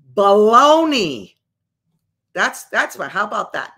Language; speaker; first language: English; native; English